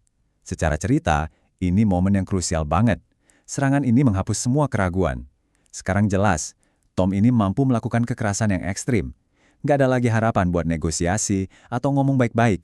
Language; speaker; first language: Indonesian; native; Indonesian